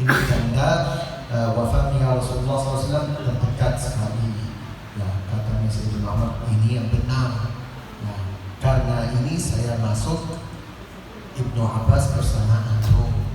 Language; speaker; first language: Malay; non-native, learner; Arabic